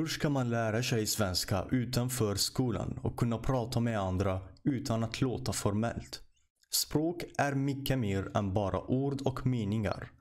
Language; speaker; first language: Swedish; non-native, fluent; Arabic